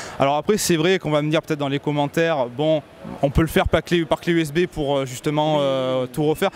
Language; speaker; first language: French; native; French